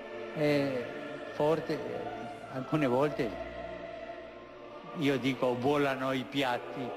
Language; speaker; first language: Italian; non-native, fluent; Spanish